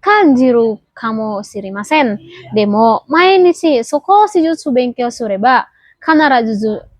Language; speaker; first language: Japanese; non-native, learner; Indonesian